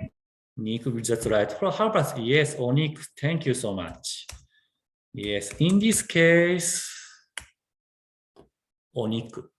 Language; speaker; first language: English; non-native, learner; Japanese